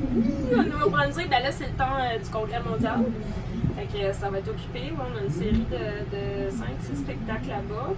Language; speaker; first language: French; native; French